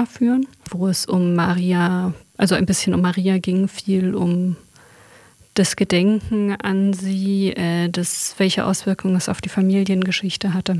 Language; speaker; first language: German; native; German